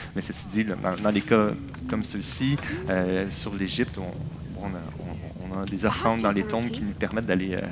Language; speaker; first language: French; native; French